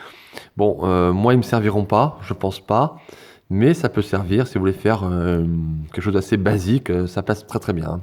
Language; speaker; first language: French; native; French